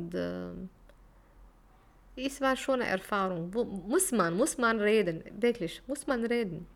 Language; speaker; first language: German; non-native, fluent; Arabic